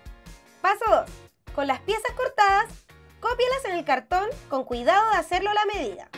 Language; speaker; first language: Spanish; native; Spanish